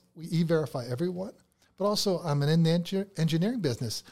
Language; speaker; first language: English; native; English